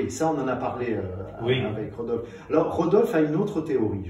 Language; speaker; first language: French; native; French